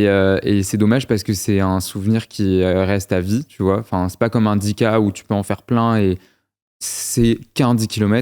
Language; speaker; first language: French; native; French